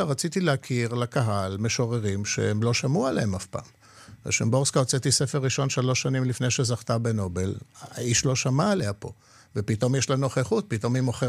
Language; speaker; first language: Hebrew; non-native, local second language; Polish